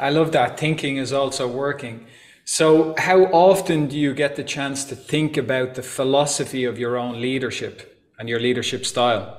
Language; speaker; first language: English; native; English